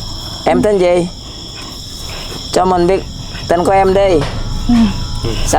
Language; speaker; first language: Vietnamese; non-native, learner; Indonesian